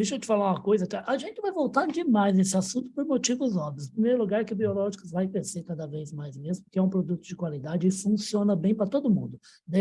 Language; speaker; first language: Portuguese; native; Portuguese